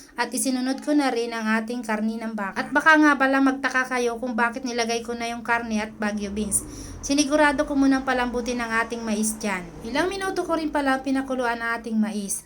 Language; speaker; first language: Filipino; non-native, local second language; Bikol